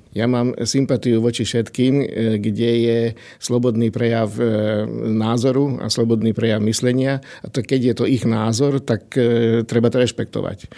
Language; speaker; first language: Slovak; non-native, local second language; Hungarian